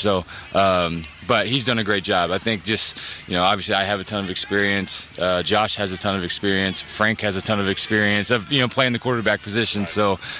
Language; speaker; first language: English; native; English